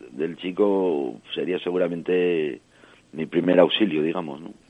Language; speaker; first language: Spanish; early bilingual, heritage; French